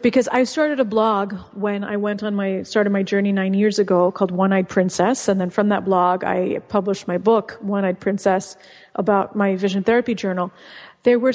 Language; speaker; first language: English; early bilingual, other home language; Russian